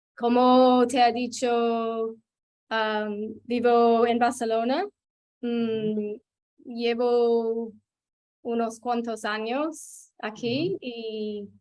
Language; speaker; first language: Spanish; non-native, fluent; English